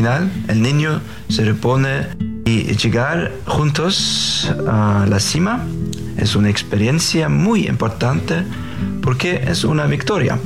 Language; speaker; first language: Spanish; non-native, fluent; Faroese